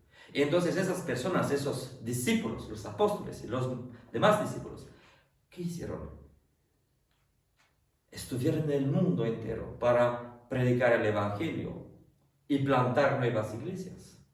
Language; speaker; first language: Spanish; non-native, fluent; French